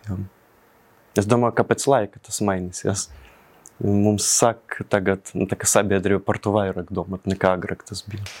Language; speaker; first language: Latvian; non-native, local second language; Russian